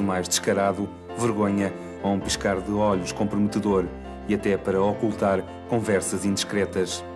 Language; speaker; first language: Portuguese; native; Portuguese